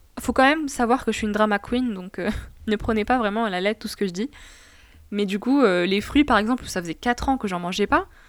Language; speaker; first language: French; non-native, local second language; Arabic